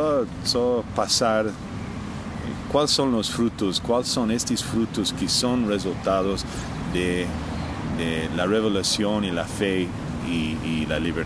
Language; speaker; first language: Spanish; non-native, fluent; English